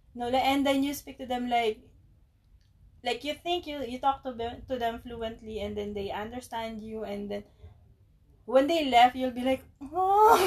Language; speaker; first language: English; non-native, local second language; Filipino